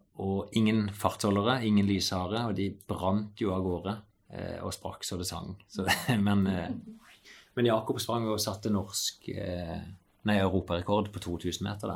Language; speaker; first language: Norwegian; native; Norwegian